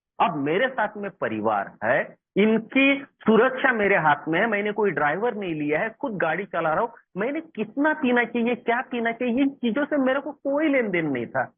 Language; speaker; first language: Hindi; non-native, local second language; Marathi